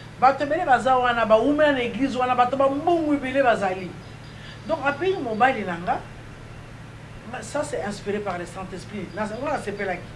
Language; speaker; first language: Lingala; non-native, local second language; Luba-Lulua